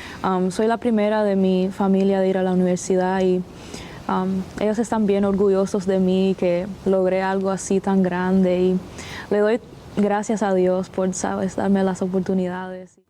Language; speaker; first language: Spanish; early bilingual, other home language; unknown